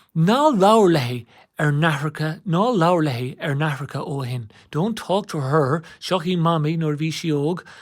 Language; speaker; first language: Irish; native; Irish